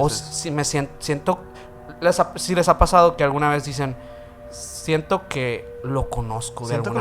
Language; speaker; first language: Spanish; native; Spanish